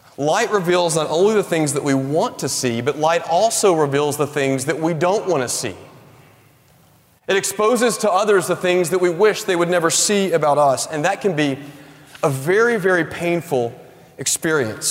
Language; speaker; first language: English; native; English